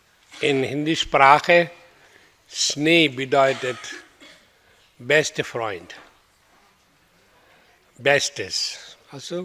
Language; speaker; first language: German; non-native, fluent; Hindi